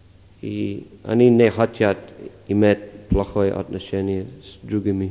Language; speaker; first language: Russian; non-native, fluent; English